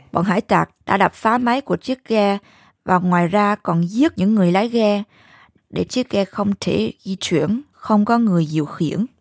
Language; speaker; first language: Vietnamese; early bilingual, heritage; Vietnamese